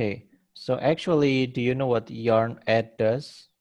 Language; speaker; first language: English; non-native, fluent; Indonesian